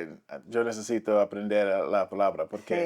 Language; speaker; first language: Spanish; non-native, learner; English